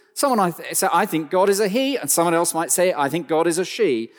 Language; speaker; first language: English; native; English